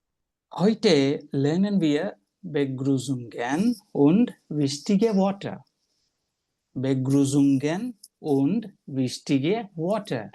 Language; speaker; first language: German; non-native, fluent; Telugu